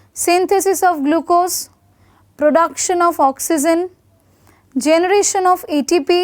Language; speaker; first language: English; non-native, local second language; Bangla